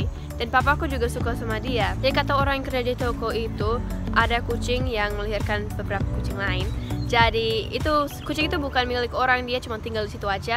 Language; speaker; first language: Indonesian; non-native, fluent; English